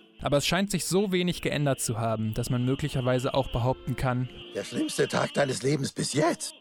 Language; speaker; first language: German; native; German